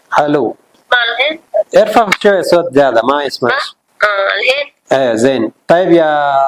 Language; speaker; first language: Arabic; non-native, learner; Telugu